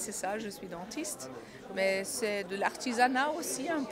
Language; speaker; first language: French; non-native, fluent; German